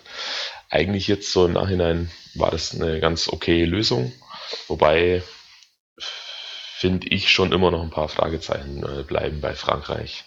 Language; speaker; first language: German; native; German